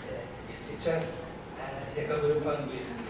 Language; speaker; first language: Russian; non-native, learner; English